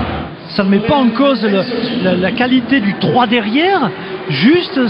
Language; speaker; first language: French; native; French